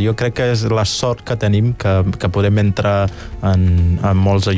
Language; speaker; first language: Catalan; non-native, fluent; Mandingo